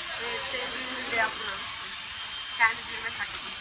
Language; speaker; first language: Turkish; native; Turkish